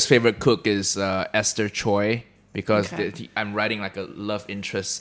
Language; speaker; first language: English; non-native, local second language; Cantonese